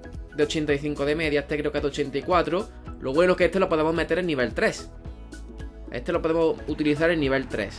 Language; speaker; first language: Spanish; native; Spanish